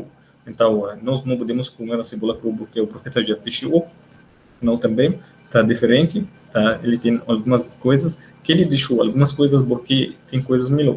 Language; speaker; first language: Portuguese; non-native, learner; Arabic